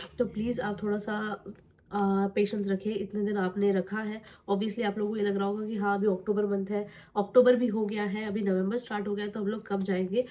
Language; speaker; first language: Hindi; non-native, local second language; Marathi